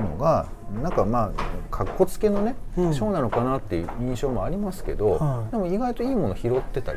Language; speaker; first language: Japanese; native; Japanese